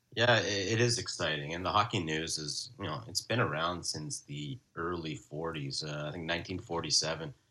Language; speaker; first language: English; native; English